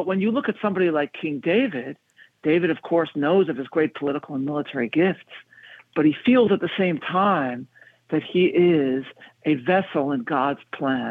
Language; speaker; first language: English; native; English